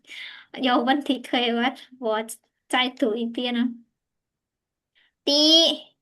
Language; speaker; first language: Chinese; non-native, fluent; Khmer